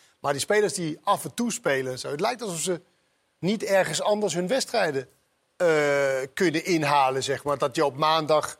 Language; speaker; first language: Dutch; non-native, fluent; Danish